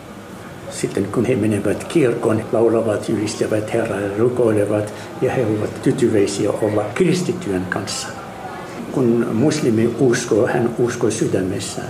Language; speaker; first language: Finnish; non-native, fluent; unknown